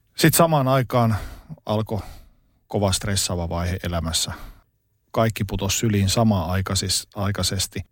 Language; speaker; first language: Finnish; native; Finnish